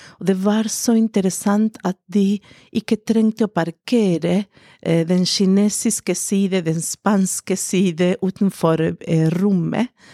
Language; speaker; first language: Norwegian; non-native, fluent; Spanish